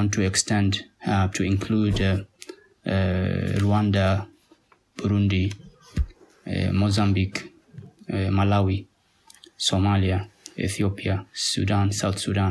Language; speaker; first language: English; non-native, local second language; Somali